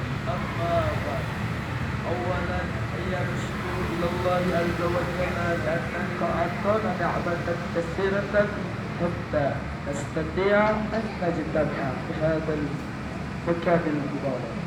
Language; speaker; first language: Arabic; non-native, learner; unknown